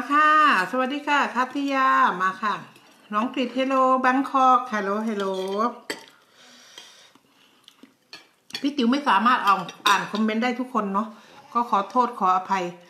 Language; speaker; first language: Thai; native; Thai